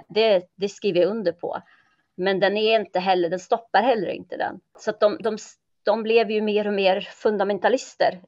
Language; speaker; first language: Swedish; early bilingual, other home language; Kurdish